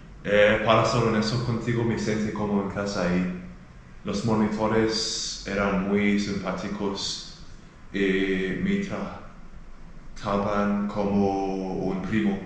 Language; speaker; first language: Spanish; non-native, learner; English